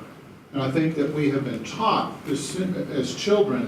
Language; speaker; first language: English; native; English